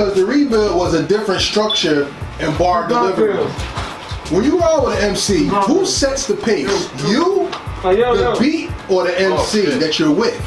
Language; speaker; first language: English; native; English